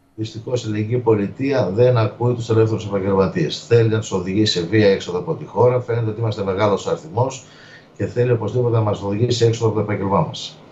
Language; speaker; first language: Greek; native; Greek